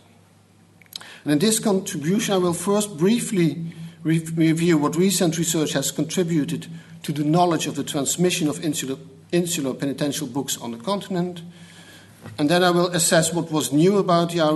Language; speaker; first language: English; non-native, fluent; Dutch